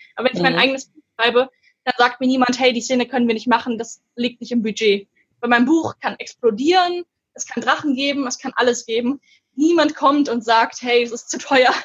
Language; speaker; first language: German; native; German